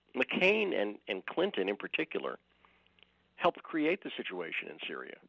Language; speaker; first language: English; native; English